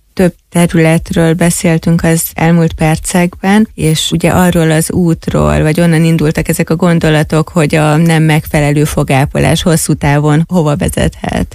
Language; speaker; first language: Hungarian; native; Hungarian